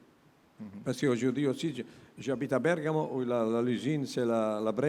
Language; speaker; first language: French; non-native, learner; Italian